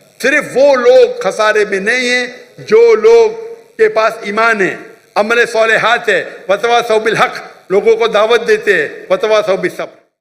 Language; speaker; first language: Urdu; non-native, local second language; Konkani